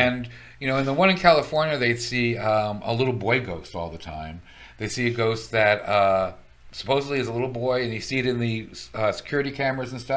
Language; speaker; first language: English; native; English